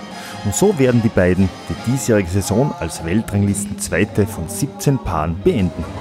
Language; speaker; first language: German; native; German